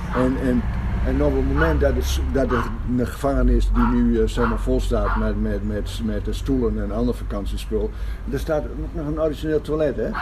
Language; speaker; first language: Dutch; native; Dutch